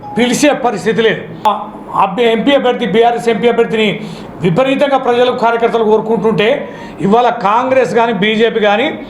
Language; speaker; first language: Telugu; native; Telugu